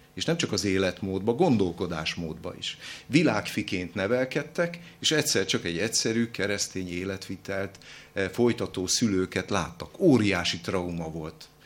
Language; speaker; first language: Hungarian; native; Hungarian